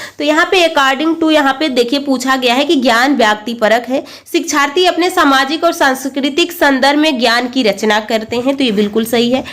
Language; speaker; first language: Hindi; native; Hindi